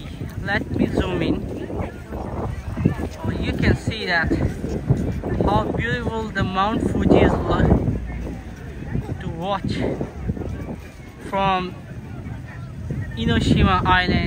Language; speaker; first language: English; non-native, local second language; Urdu